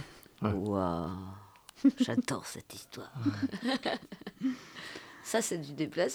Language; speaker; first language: French; native; French